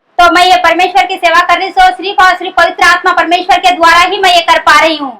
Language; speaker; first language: Hindi; non-native, local second language; Marathi